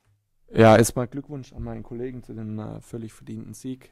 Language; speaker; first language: German; native; German